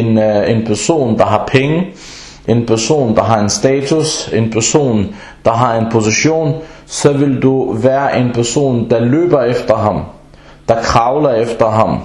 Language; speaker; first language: Danish; early bilingual, other home language; Arabic